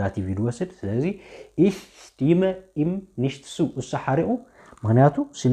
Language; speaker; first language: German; non-native, fluent; Tigrinya